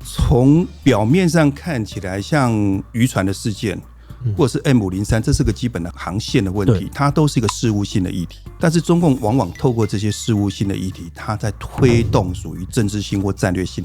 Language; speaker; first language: Chinese; native; Chinese